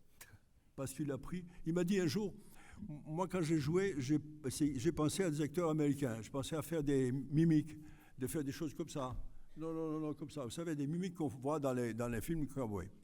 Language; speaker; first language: French; non-native, fluent; Greek